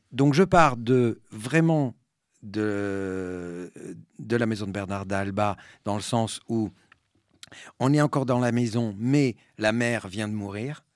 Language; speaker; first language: French; early bilingual, other home language; Spanish